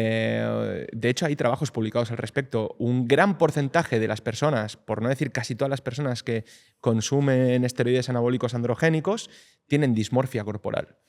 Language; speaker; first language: Spanish; native; Spanish